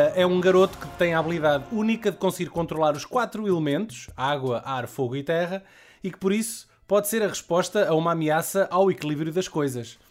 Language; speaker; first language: Portuguese; native; Portuguese